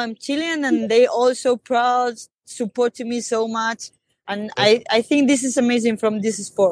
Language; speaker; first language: English; non-native, fluent; Spanish